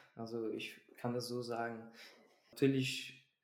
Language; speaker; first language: German; early bilingual, other home language; Persian